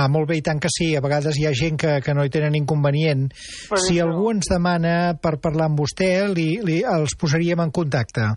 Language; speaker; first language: Catalan; native; Catalan